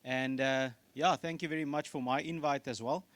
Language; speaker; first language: English; non-native, local second language; Afrikaans